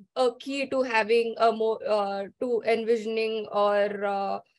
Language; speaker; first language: English; non-native, local second language; Marathi